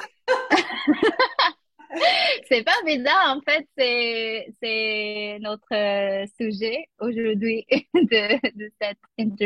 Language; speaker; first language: French; non-native, learner; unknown